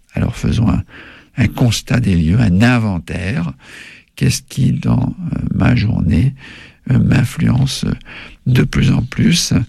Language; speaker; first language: French; native; French